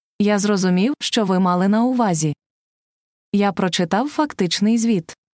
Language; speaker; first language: Ukrainian; native; Ukrainian